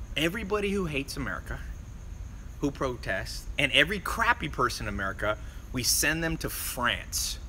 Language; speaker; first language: English; native; English